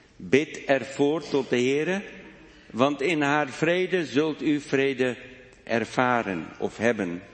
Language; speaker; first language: Dutch; non-native, fluent; English